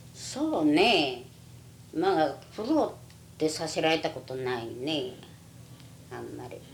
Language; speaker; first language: Japanese; native; Japanese